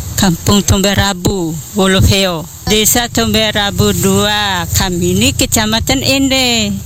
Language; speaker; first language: Indonesian; non-native, local second language; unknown